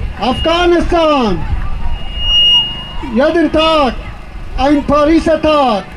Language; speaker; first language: German; non-native, fluent; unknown